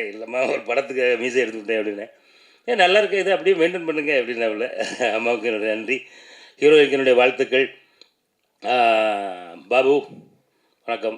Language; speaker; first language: Tamil; native; Tamil